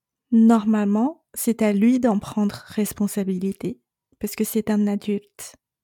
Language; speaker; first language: French; non-native, fluent; Chinese